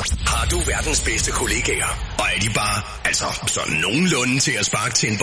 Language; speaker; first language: Danish; native; Danish